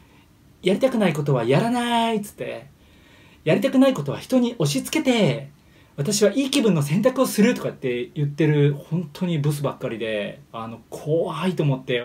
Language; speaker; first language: Japanese; native; Japanese